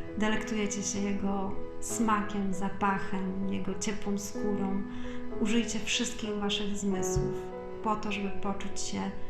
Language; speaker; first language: Polish; native; Polish